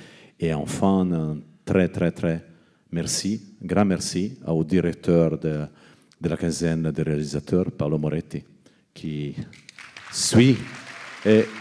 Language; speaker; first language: French; non-native, learner; Italian